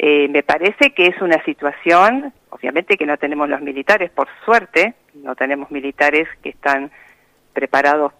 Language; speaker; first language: Spanish; native; Spanish